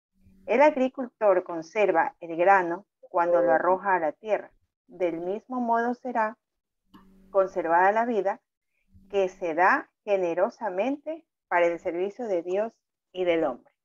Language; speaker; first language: Spanish; native; Spanish